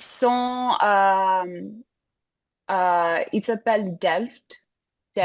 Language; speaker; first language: French; non-native, fluent; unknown